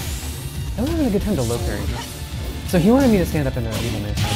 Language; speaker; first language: English; native; English